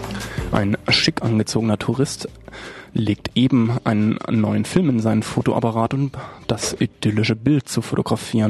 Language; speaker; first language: German; native; German